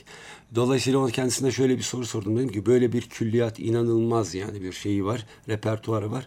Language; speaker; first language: Turkish; native; Turkish